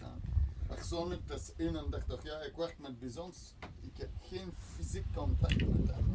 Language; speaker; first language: Dutch; non-native, learner; French